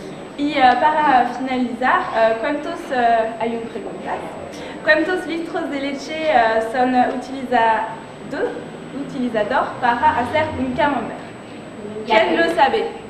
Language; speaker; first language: Spanish; non-native, learner; French